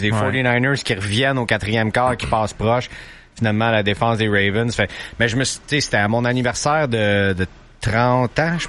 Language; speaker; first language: French; native; French